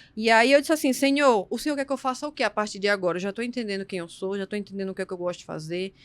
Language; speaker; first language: Portuguese; native; Portuguese